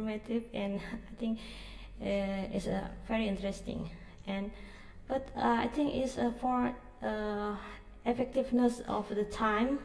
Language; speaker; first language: English; non-native, learner; Indonesian